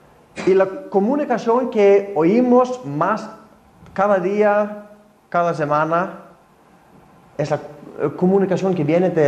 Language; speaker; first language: Spanish; non-native, fluent; Icelandic